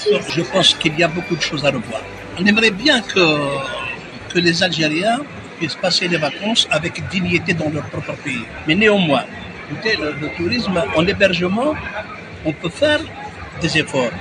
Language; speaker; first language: French; non-native, local second language; Arabic